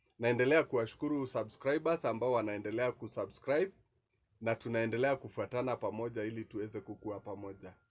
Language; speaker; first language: Swahili; non-native, local second language; Masai